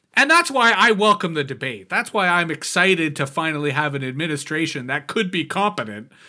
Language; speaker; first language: English; native; English